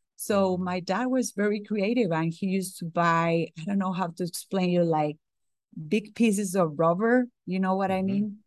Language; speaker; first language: English; non-native, fluent; Spanish